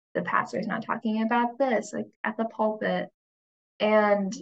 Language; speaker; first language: English; native; English